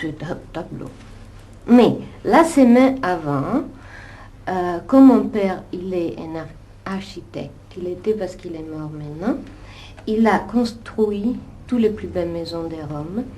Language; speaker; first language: French; non-native, fluent; Italian